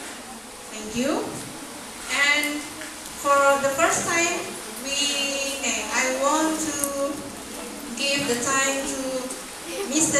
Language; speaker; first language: English; non-native, learner; Indonesian